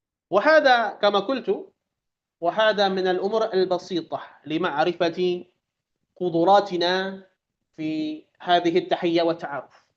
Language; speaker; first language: Arabic; non-native, fluent; Indonesian